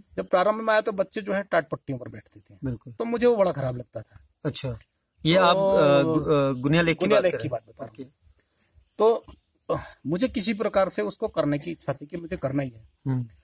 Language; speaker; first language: Hindi; native; Hindi